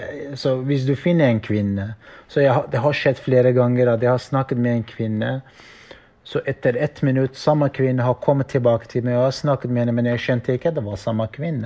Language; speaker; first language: Norwegian; non-native, fluent; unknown